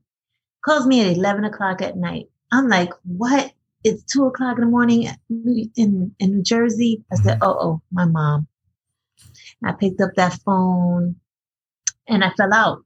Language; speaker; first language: English; early bilingual, other home language; Spanish